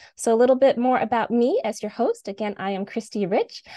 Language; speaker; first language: English; native; English